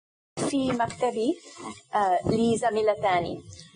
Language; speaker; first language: Arabic; non-native, learner; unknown